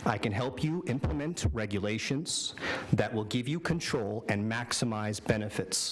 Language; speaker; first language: English; native; English